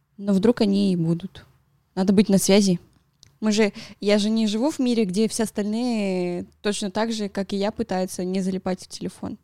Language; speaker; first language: Russian; non-native, fluent; Spanish